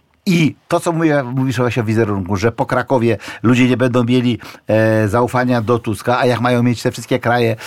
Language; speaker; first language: Polish; native; Polish